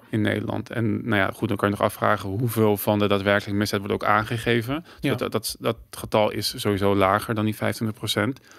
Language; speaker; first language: Dutch; early bilingual, other home language; English